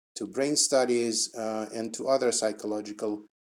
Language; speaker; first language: English; non-native, fluent; Russian